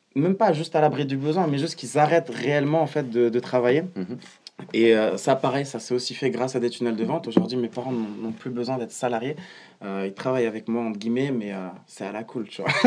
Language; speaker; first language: French; non-native, local second language; Arabic